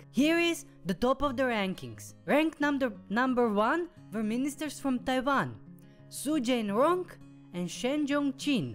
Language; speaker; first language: English; non-native, fluent; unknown